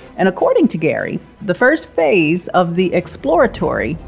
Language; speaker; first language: English; native; English